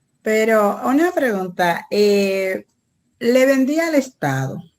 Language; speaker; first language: Spanish; native; Spanish